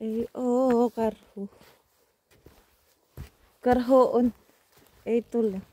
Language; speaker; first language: Finnish; non-native, learner; Filipino